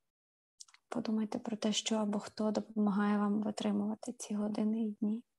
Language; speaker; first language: Ukrainian; native; Ukrainian